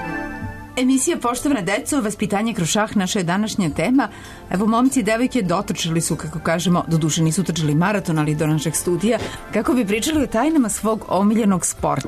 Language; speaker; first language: Serbian; native; Serbian